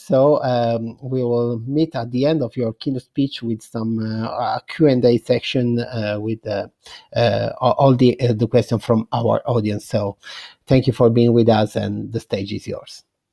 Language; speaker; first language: English; non-native, fluent; Italian